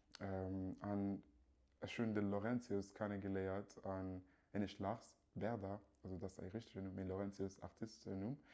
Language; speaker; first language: Luxembourgish; early bilingual, other home language; Yoruba